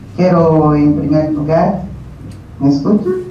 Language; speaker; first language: Spanish; non-native, learner; Portuguese